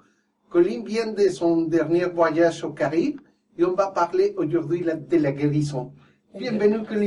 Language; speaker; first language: French; non-native, fluent; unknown